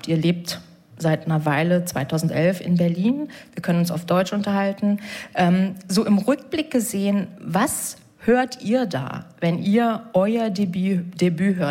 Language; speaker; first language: German; native; German